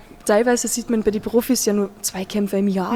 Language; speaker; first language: German; native; German